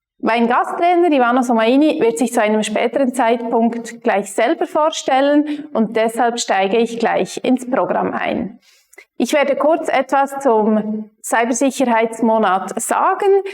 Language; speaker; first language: German; native; German